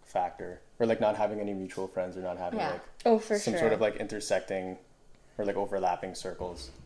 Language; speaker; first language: English; non-native, local second language; Filipino